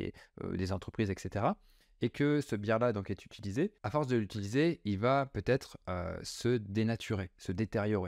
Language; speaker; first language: French; native; French